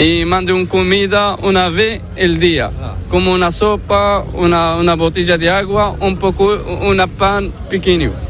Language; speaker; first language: Spanish; non-native, learner; Arabic